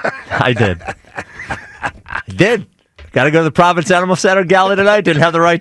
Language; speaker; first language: English; native; English